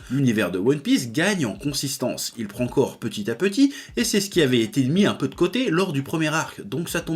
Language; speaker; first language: French; native; French